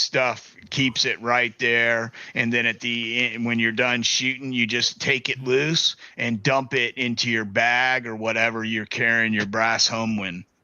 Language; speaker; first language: English; native; English